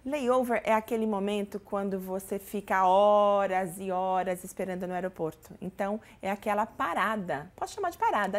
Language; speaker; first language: Portuguese; native; Portuguese